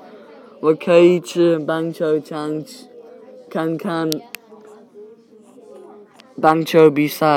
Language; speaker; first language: Chinese; non-native, learner; English